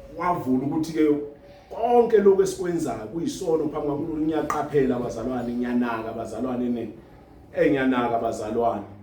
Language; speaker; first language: Zulu; native; Zulu